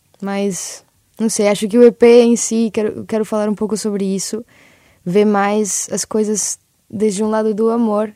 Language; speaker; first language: Portuguese; early bilingual, other home language; Spanish